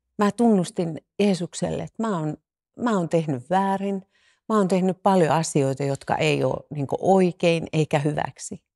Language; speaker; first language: Finnish; native; Finnish